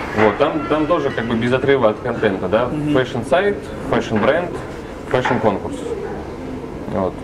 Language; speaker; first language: Russian; native; Russian